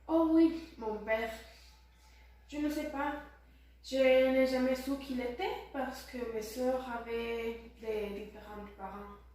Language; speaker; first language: French; non-native, learner; Spanish